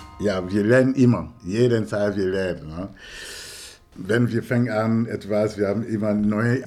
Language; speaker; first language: German; non-native, fluent; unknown